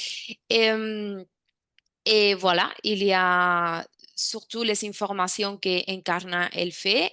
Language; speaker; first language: French; non-native, fluent; Spanish